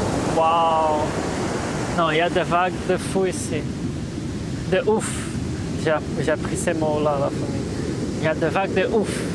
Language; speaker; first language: French; non-native, fluent; Portuguese